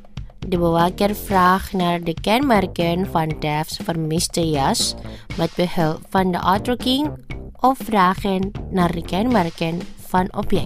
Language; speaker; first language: Dutch; non-native, fluent; Indonesian